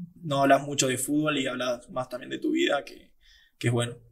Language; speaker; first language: Spanish; native; Spanish